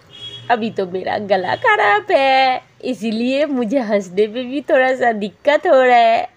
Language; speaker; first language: Hindi; non-native, local second language; Bangla